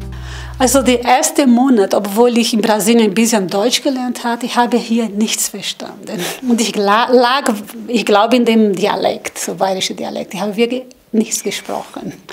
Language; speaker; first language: German; non-native, learner; Portuguese